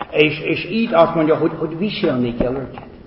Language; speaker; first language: Hungarian; non-native, fluent; English